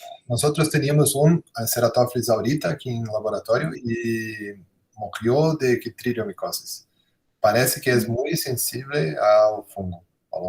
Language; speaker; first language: Spanish; non-native, fluent; Portuguese